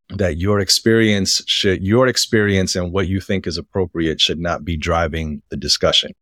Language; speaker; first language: English; native; English